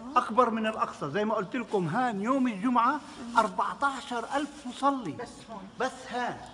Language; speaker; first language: Arabic; native; Arabic